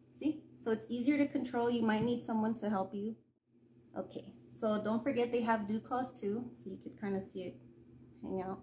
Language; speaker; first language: English; native; English